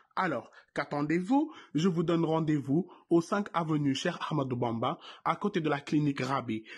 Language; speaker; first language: French; non-native, local second language; Wolof